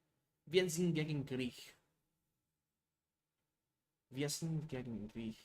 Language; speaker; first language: German; non-native, learner; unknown